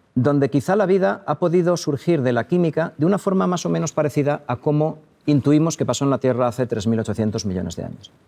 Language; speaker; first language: Spanish; native; Spanish